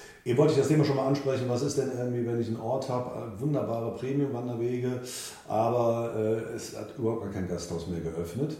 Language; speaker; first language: German; native; German